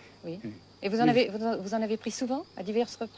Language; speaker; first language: French; native; French